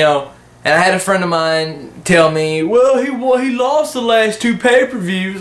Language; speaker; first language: English; native; English